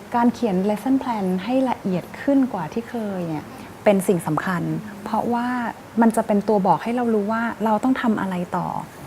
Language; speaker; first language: Thai; native; Thai